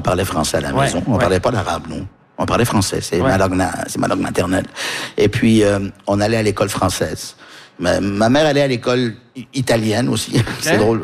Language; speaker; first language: French; early bilingual, other home language; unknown